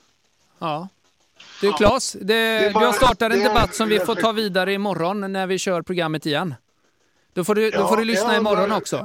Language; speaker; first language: Swedish; native; Swedish